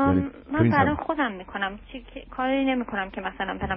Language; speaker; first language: Persian; early bilingual, heritage; Persian